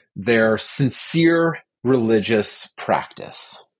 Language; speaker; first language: English; native; English